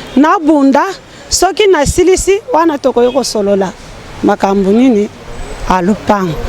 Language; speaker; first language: Lingala; non-native, local second language; Swahili